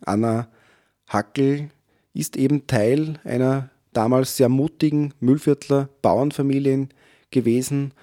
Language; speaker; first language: German; native; German